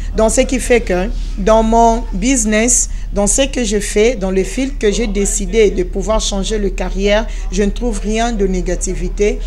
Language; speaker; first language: French; non-native, local second language; Lingala